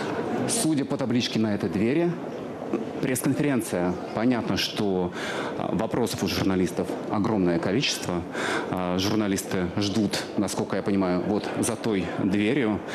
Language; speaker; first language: Russian; native; Russian